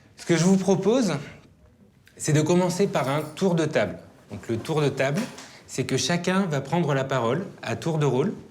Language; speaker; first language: French; native; French